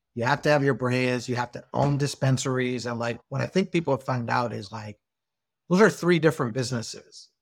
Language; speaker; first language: English; non-native, fluent; Spanish